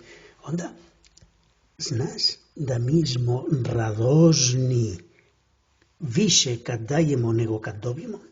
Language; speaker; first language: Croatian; non-native, fluent; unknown